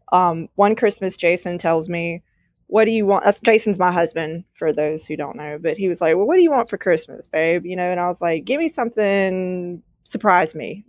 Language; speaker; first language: English; native; English